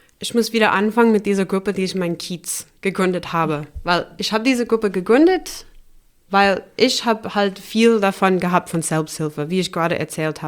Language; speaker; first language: German; non-native, fluent; English